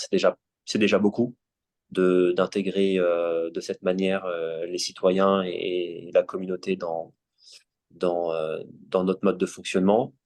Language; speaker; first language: French; native; French